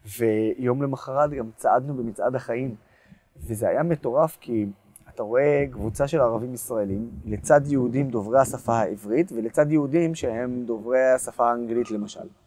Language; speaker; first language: Hebrew; non-native, local second language; Arabic